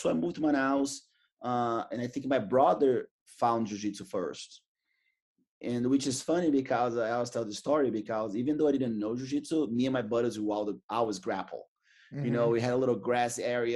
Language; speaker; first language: English; non-native, fluent; Portuguese